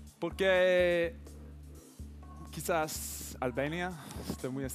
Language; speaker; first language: Spanish; non-native, learner; English